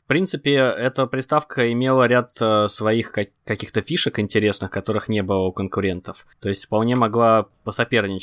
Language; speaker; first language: Russian; native; Russian